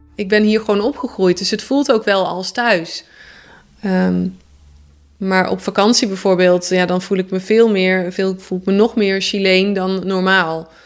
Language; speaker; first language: Dutch; native; Dutch